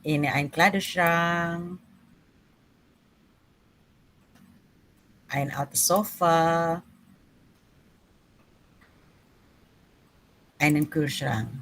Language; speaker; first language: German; non-native, fluent; Indonesian